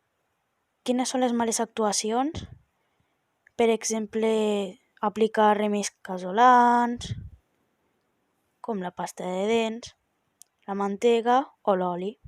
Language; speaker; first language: Catalan; native; Catalan